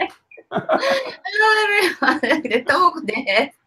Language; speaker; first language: English; non-native, learner; Japanese